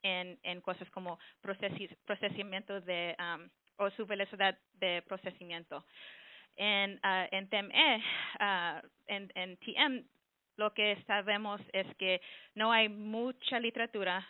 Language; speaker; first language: Spanish; early bilingual, heritage; Spanish